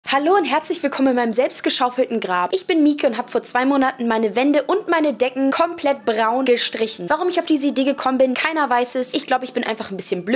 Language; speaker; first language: German; native; German